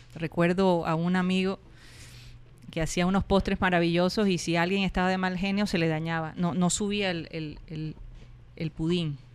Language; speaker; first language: Spanish; native; Spanish